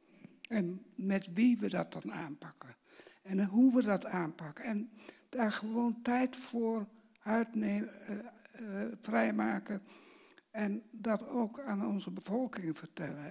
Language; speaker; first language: Dutch; native; Dutch